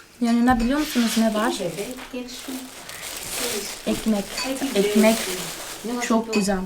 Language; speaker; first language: Turkish; non-native, fluent; Portuguese